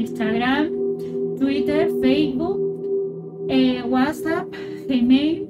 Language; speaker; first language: Spanish; early bilingual, other home language; Russian